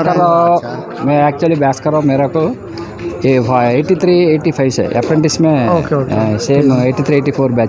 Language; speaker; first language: Hindi; non-native, local second language; Telugu